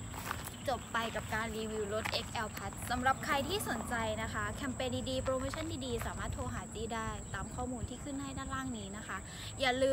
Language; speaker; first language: Thai; native; Thai